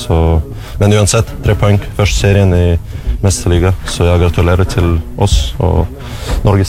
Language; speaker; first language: Norwegian; non-native, learner; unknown